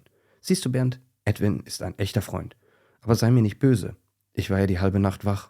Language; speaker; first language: German; native; German